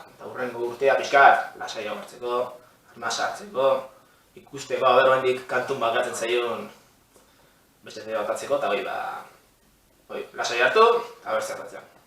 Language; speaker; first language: Basque; native; Basque